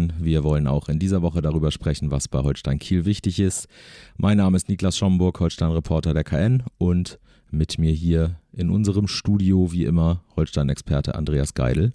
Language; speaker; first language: German; native; German